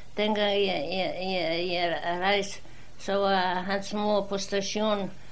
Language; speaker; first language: Danish; non-native, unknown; Polish